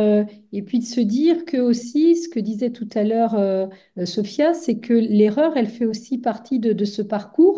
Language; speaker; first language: French; native; French